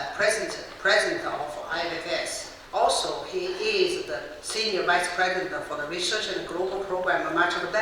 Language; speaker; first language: English; non-native, fluent; Chinese